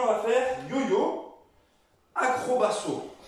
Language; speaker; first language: French; native; French